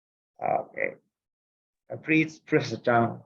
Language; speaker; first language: English; non-native, learner; Japanese